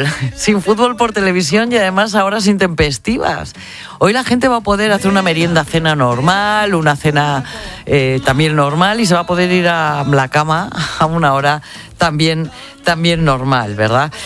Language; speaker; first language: Spanish; native; Spanish